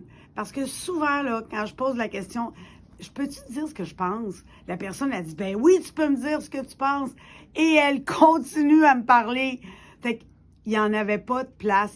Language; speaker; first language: French; native; French